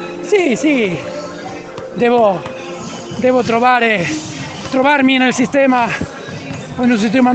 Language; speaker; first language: Italian; non-native, fluent; Spanish